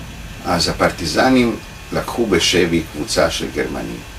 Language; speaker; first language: Hebrew; non-native, fluent; Italian